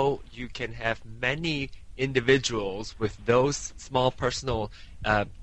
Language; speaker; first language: English; non-native, local second language; Min Nan Chinese